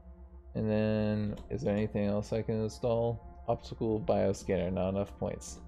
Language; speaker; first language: English; native; English